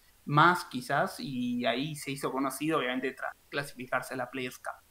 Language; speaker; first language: Spanish; native; Spanish